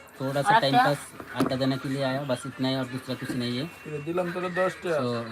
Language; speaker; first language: Hindi; non-native, learner; Bangla